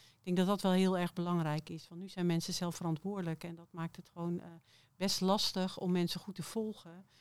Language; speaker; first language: Dutch; native; Dutch